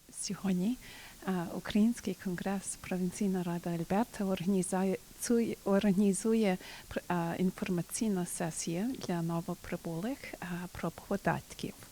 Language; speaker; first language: Ukrainian; early bilingual, heritage; Ukrainian